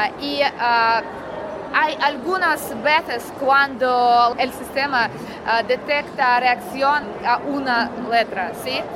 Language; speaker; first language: Spanish; non-native, learner; Russian